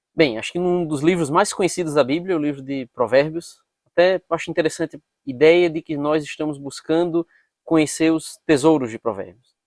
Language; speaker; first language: Portuguese; native; Portuguese